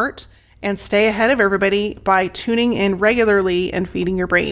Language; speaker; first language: English; native; English